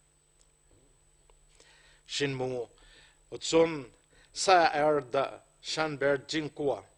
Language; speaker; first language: Chinese; non-native, fluent; Arabic